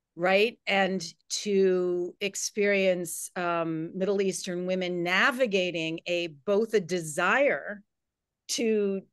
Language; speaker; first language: English; native; English